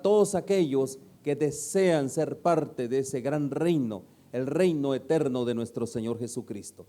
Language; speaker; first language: Spanish; native; Spanish